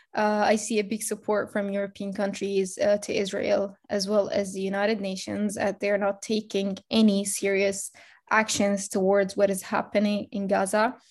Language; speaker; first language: English; non-native, fluent; Arabic